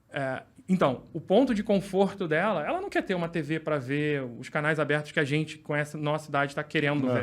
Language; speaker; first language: Portuguese; native; Portuguese